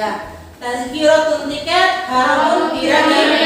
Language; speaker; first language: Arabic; non-native, fluent; Indonesian